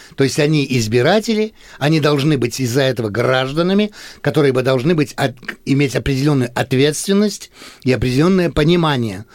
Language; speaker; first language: Russian; early bilingual, heritage; Russian